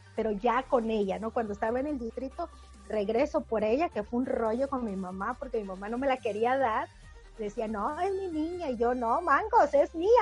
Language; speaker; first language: Spanish; native; Spanish